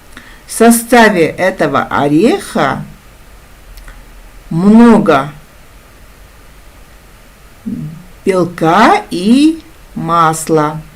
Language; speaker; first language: Russian; non-native, local second language; Kazakh